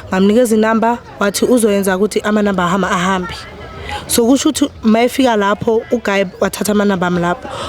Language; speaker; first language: Zulu; native; Zulu